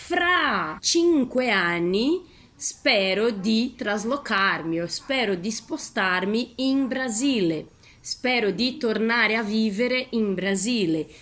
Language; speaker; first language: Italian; non-native, fluent; Portuguese